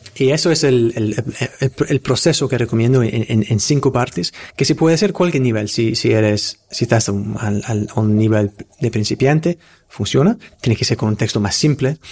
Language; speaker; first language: Spanish; non-native, fluent; English